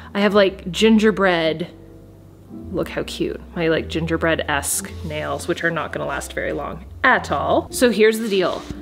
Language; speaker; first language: English; native; English